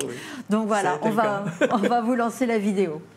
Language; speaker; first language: French; native; French